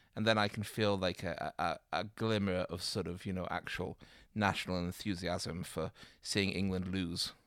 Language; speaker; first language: English; native; English